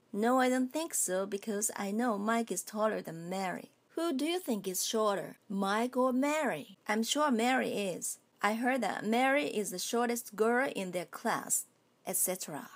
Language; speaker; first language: English; non-native, fluent; Japanese